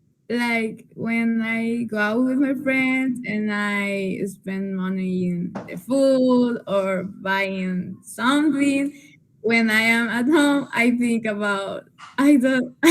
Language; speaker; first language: English; non-native, learner; Spanish